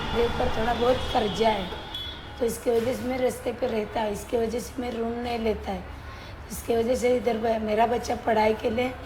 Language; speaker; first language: Hindi; non-native, local second language; Marathi